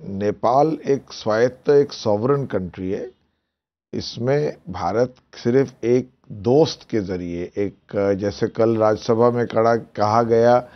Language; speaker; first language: Hindi; native; Hindi